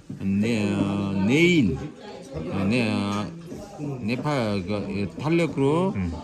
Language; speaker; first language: Korean; non-native, learner; Nepali